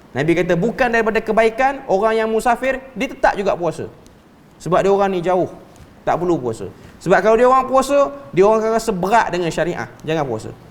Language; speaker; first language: Malay; native; Malay